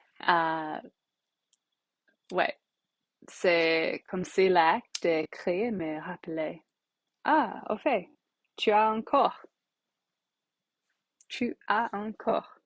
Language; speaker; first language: French; non-native, learner; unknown